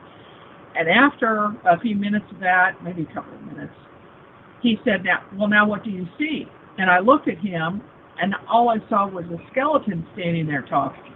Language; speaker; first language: English; native; English